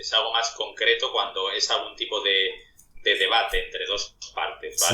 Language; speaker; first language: Spanish; native; Spanish